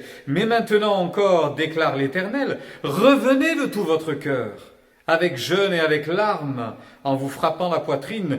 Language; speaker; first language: French; native; French